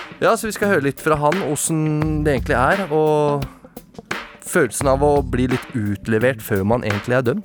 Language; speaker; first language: Norwegian; native; Norwegian